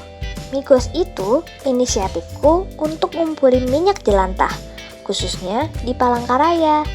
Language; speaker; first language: Indonesian; native; Indonesian